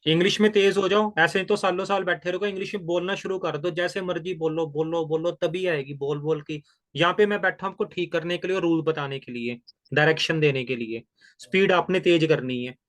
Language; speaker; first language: Hindi; non-native, local second language; Punjabi